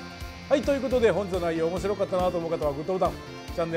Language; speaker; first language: Japanese; native; Japanese